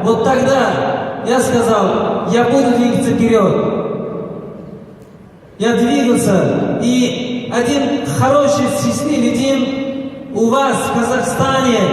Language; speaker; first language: Russian; non-native, local second language; Tajik